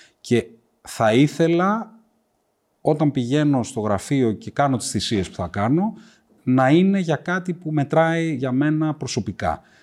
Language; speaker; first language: Greek; native; Greek